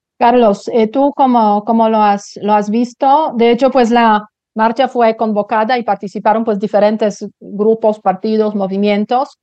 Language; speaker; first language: Spanish; non-native, fluent; Polish